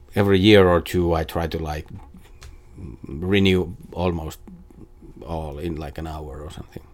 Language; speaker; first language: English; non-native, fluent; Finnish